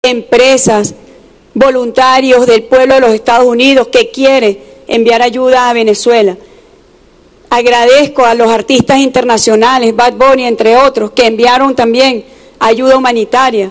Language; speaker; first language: Spanish; native; Spanish